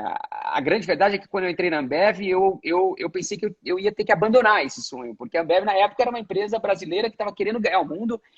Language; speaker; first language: Portuguese; native; Portuguese